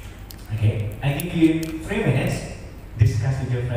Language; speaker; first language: English; non-native, fluent; Indonesian